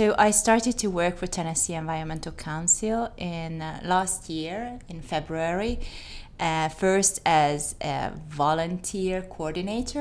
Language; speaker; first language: English; non-native, fluent; Hungarian